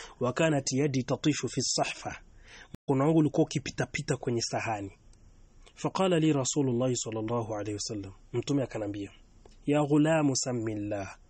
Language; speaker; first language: Swahili; native; Swahili